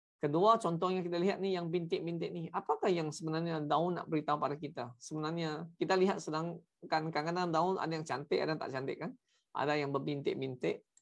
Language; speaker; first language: Malay; non-native, local second language; Chinese